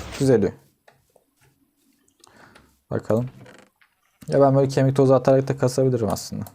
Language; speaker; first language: Turkish; native; Turkish